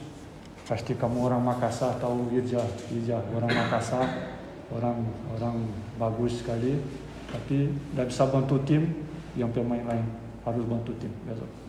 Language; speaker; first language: Indonesian; non-native, learner; Portuguese